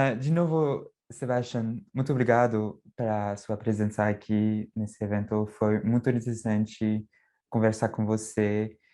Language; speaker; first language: Portuguese; non-native, fluent; French